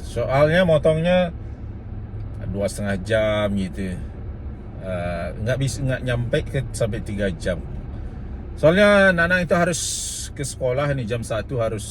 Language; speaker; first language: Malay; non-native, local second language; Balinese